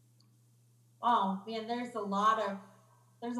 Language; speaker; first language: English; native; English